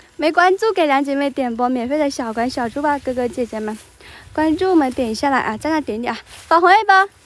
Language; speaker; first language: Chinese; non-native, local second language; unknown